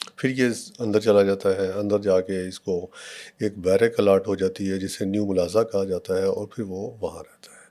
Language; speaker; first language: Urdu; non-native, local second language; Punjabi